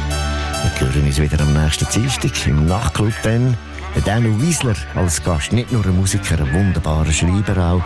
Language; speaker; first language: German; native; German